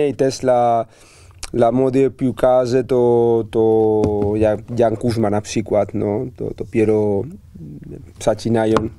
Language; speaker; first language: Polish; non-native, learner; Spanish